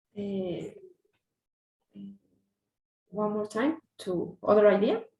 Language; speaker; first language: English; non-native, learner; Spanish